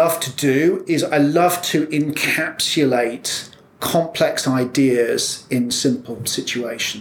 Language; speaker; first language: English; native; English